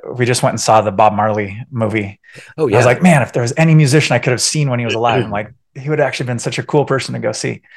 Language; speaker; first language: English; native; English